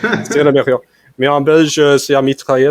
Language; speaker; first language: French; non-native, fluent; English